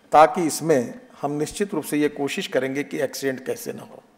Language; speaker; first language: Hindi; non-native, local second language; Marathi